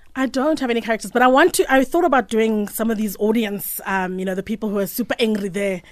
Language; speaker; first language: English; native; English